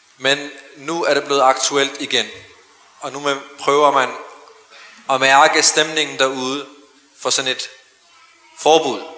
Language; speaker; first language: Danish; early bilingual, other home language; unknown